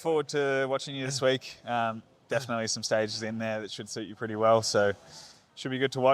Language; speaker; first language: English; native; English